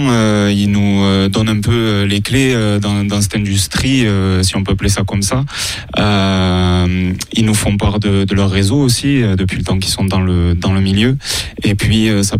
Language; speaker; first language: French; native; French